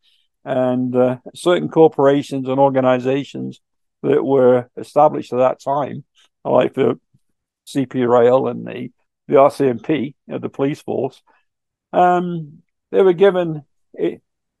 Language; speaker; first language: English; native; English